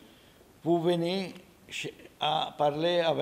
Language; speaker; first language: French; non-native, learner; Italian